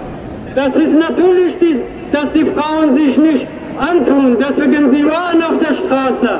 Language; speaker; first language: German; non-native, fluent; Persian